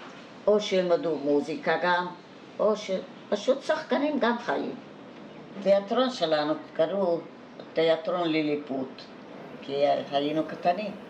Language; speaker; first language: Hebrew; non-native, fluent; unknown